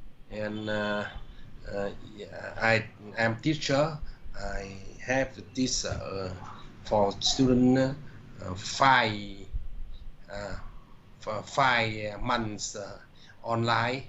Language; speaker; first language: English; non-native, learner; Vietnamese